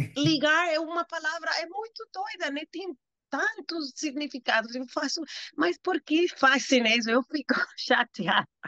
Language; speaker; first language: Portuguese; non-native, learner; Spanish